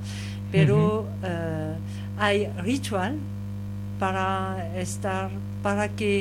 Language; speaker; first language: Spanish; non-native, learner; French